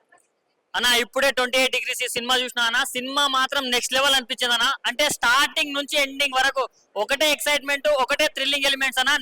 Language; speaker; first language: Telugu; native; Telugu